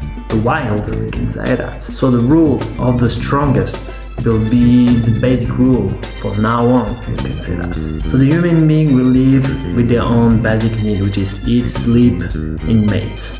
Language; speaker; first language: English; non-native, fluent; Portuguese